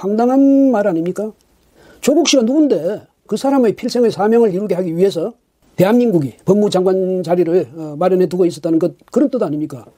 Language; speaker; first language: Korean; native; Korean